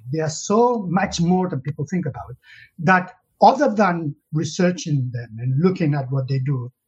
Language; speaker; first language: English; non-native, fluent; Spanish